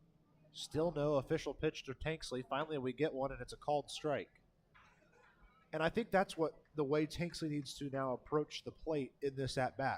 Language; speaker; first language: English; native; English